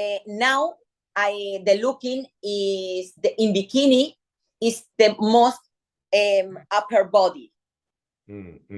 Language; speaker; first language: English; non-native, learner; Spanish